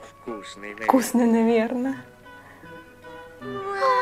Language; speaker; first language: Russian; non-native, learner; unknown